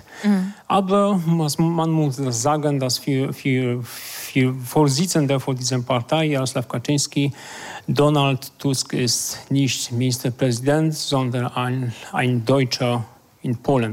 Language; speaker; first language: German; non-native, fluent; Polish